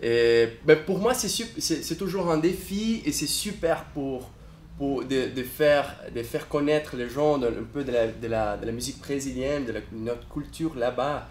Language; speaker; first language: French; non-native, fluent; Portuguese